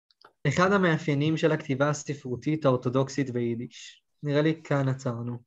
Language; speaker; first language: Hebrew; native; Hebrew